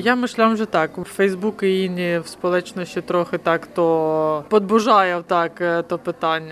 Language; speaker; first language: Polish; non-native, learner; Ukrainian